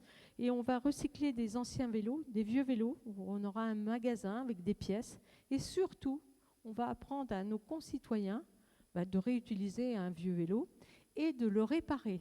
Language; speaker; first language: French; native; French